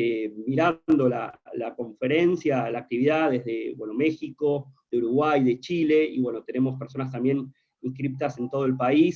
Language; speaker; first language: Spanish; native; Spanish